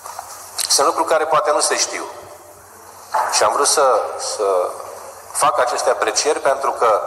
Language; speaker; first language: Romanian; native; Romanian